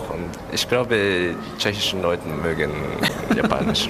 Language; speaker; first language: German; non-native, learner; Japanese